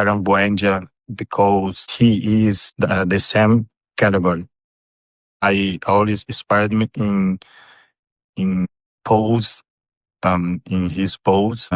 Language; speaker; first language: English; non-native, learner; Portuguese